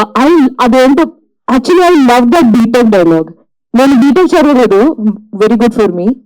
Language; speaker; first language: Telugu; non-native, local second language; Malayalam